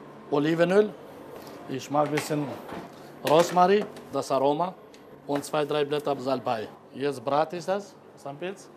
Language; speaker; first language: German; non-native, fluent; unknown